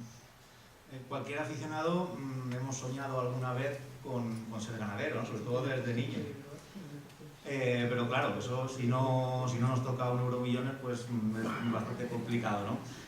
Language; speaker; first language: Spanish; native; Spanish